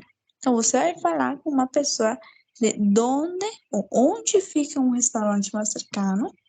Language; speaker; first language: Portuguese; non-native, fluent; Spanish